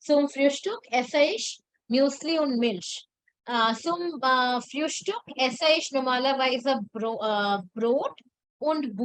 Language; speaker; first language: German; non-native, fluent; Hindi